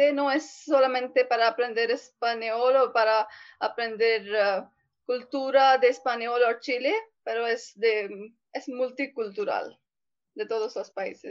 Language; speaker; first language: Spanish; non-native, learner; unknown